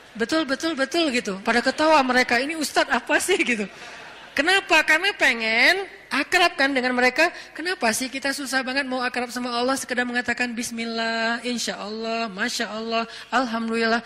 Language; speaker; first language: Indonesian; native; Indonesian